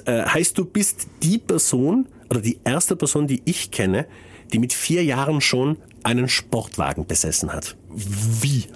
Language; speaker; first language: German; native; German